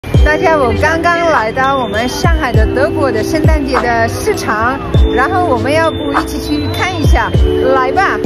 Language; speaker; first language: Chinese; non-native, fluent; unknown